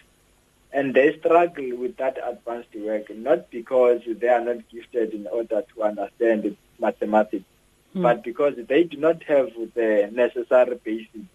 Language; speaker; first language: English; non-native, local second language; Xhosa